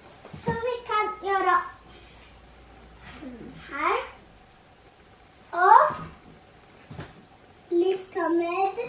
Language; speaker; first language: Swedish; early bilingual, other home language; Tigrinya